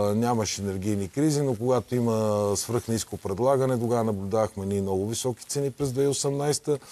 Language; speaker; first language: Bulgarian; native; Bulgarian